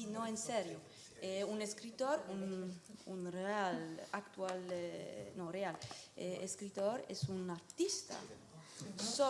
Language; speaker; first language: Spanish; non-native, learner; French